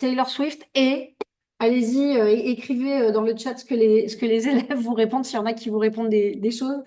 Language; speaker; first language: French; native; French